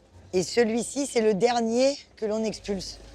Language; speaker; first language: French; native; French